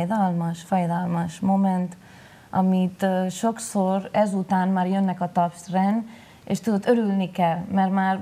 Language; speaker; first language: Hungarian; non-native, local second language; Spanish